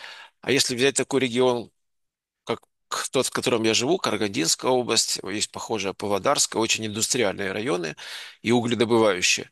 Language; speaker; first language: Russian; native; Russian